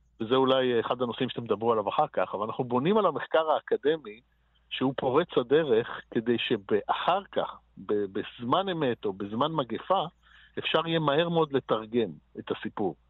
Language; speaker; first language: Hebrew; native; Hebrew